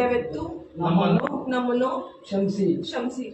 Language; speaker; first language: Kannada; non-native, learner; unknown